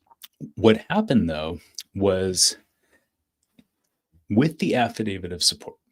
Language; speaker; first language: English; native; English